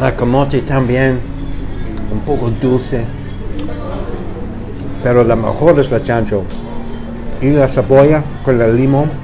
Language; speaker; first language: Spanish; non-native, learner; English